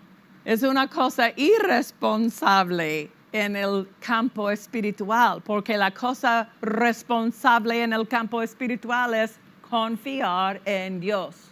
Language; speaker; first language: Spanish; non-native, fluent; English